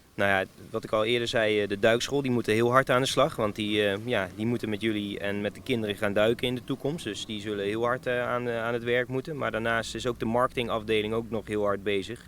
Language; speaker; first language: Dutch; native; Dutch